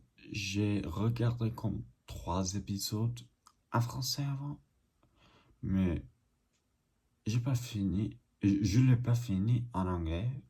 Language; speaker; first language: French; non-native, learner; English